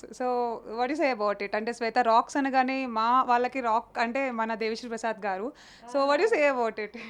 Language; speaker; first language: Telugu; native; Telugu